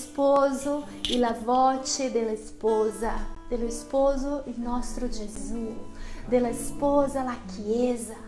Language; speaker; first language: Italian; non-native, fluent; Portuguese